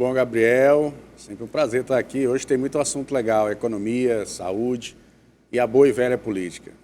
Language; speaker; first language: Portuguese; native; Portuguese